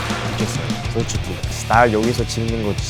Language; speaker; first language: Korean; non-native, learner; English